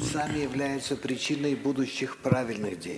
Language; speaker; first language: Russian; native; Russian